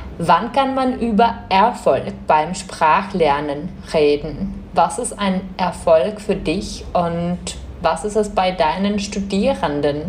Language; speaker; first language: German; non-native, fluent; Czech